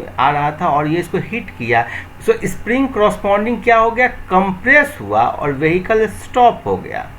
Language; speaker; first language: Hindi; native; Hindi